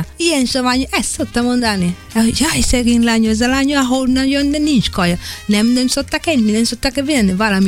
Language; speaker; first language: Hungarian; non-native, learner; Spanish